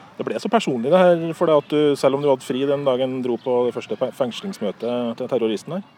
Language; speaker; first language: Norwegian; native; Norwegian